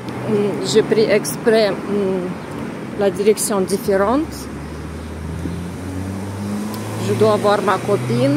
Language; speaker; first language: French; non-native, fluent; Russian